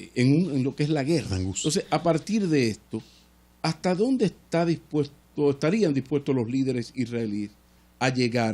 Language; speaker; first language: Spanish; native; Spanish